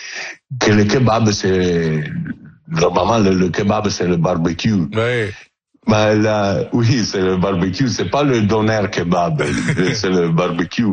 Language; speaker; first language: French; non-native, learner; Italian